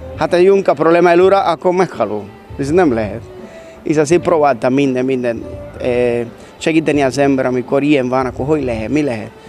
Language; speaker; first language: Hungarian; non-native, learner; Spanish